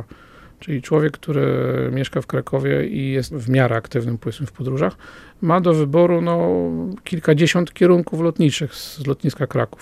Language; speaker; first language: Polish; native; Polish